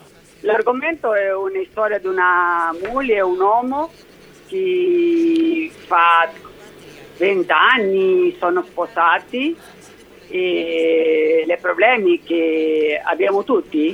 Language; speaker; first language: Italian; early bilingual, heritage; Spanish